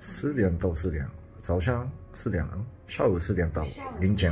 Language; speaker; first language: Chinese; non-native, fluent; Japanese